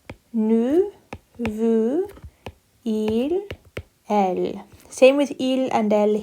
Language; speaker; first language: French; non-native, learner; English